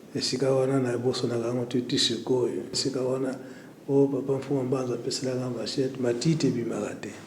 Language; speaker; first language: Lingala; non-native, local second language; Kongo